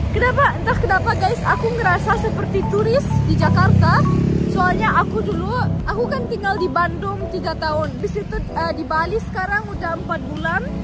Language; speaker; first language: Indonesian; early bilingual, other home language; Russian